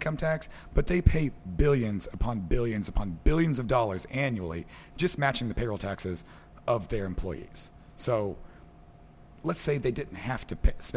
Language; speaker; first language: English; native; English